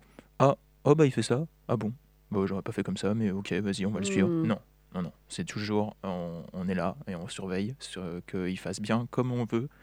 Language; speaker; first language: French; native; French